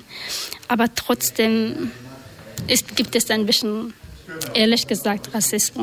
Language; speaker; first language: German; non-native, learner; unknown